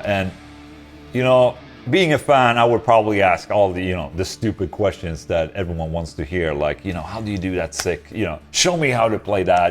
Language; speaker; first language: English; non-native, fluent; Swedish